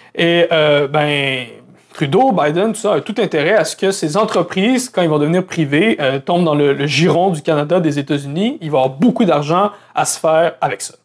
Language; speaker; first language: French; native; French